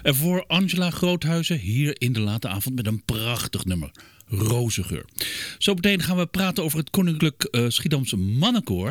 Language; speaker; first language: Dutch; native; Dutch